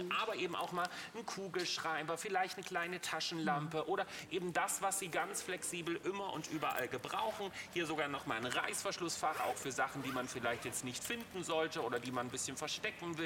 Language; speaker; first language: German; native; German